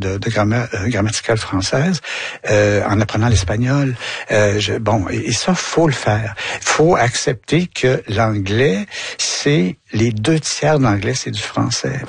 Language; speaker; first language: French; native; French